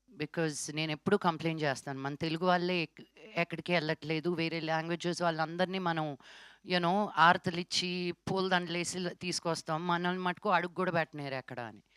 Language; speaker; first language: Telugu; native; Telugu